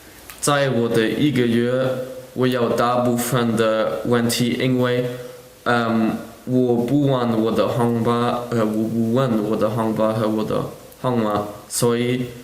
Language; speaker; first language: Chinese; non-native, learner; German